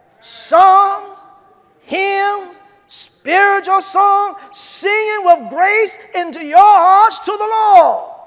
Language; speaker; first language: English; native; English